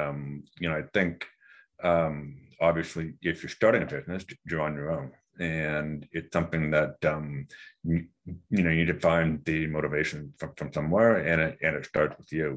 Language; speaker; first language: English; native; English